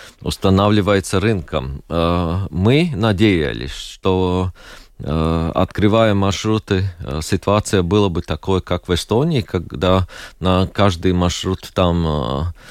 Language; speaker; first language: Russian; non-native, local second language; Latvian